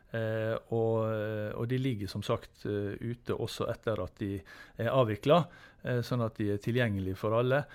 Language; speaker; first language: Norwegian; native; Norwegian